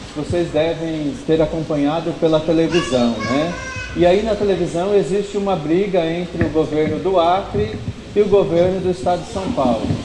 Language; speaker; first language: Portuguese; native; Portuguese